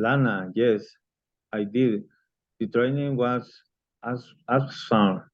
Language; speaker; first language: English; non-native, learner; Spanish